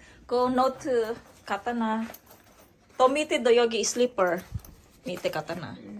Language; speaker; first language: Korean; non-native, learner; Filipino